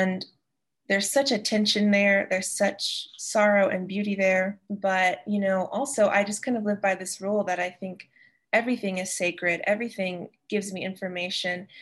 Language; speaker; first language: English; native; English